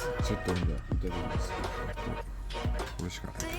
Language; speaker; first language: Japanese; native; Japanese